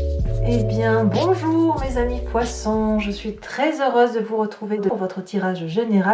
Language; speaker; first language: French; native; French